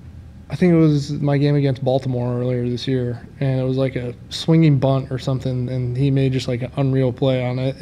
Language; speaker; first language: English; native; English